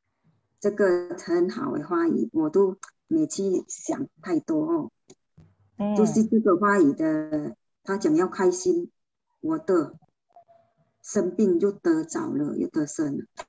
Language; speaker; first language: Chinese; non-native, learner; Indonesian